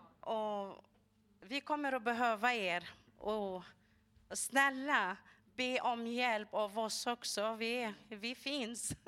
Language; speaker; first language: Swedish; early bilingual, other home language; Arabic